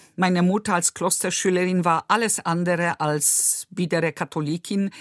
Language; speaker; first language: German; non-native, fluent; Polish